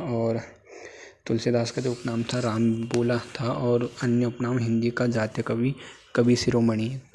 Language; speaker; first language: Hindi; native; Hindi